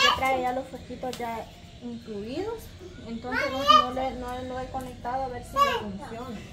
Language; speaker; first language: Spanish; native; Spanish